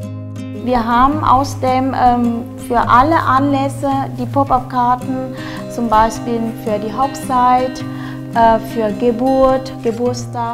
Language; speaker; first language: German; non-native, fluent; Vietnamese